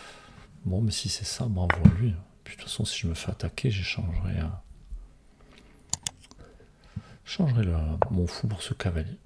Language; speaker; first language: French; native; French